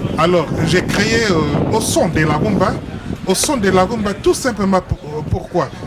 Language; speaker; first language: French; non-native, local second language; Lingala